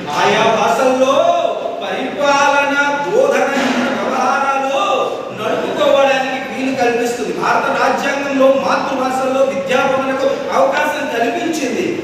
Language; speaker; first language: Telugu; non-native, local second language; Odia